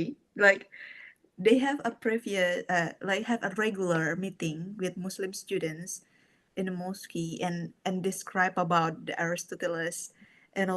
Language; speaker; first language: English; non-native, fluent; Indonesian